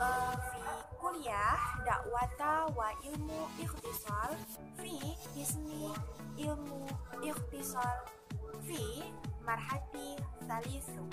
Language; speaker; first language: Arabic; non-native, learner; Indonesian